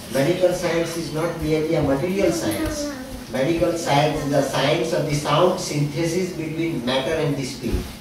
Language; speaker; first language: English; non-native, local second language; Gujarati